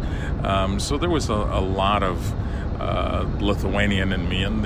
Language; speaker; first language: English; early bilingual, other home language; Lithuanian